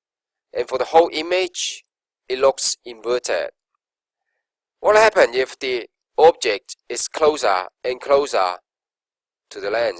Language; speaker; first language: English; non-native, local second language; Cantonese